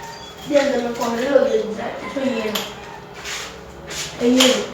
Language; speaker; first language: Spanish; native; Spanish